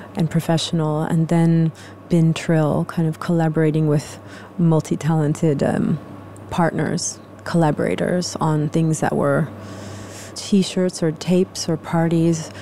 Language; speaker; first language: English; native; English